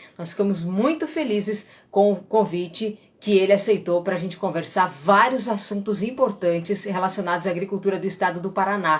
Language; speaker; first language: Portuguese; native; Portuguese